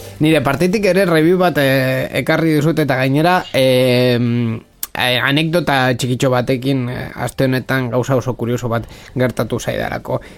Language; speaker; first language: Basque; non-native, local second language; Spanish